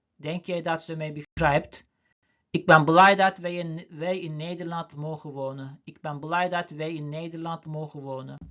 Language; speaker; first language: Dutch; non-native, learner; Turkish